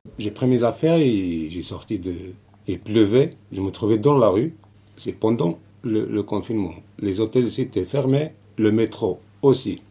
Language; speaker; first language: French; non-native, local second language; Arabic